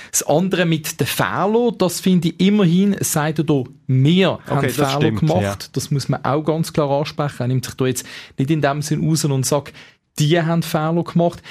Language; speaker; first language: German; native; German